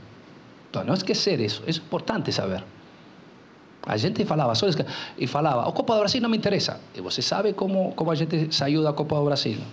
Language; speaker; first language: Portuguese; non-native, local second language; Spanish